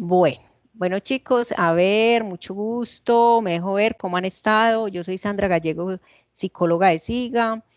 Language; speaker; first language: Spanish; native; Spanish